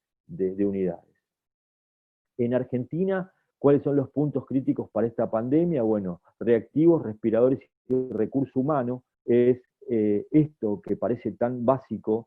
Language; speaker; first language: Spanish; native; Spanish